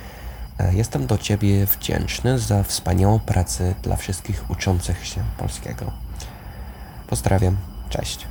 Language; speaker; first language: Polish; non-native, fluent; English